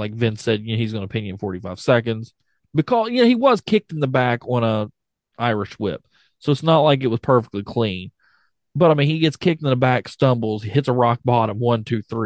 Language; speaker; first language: English; native; English